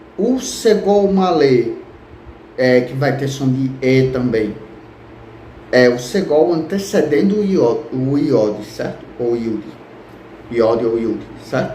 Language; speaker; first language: Portuguese; native; Portuguese